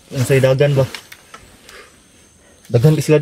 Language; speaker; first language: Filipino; non-native, local second language; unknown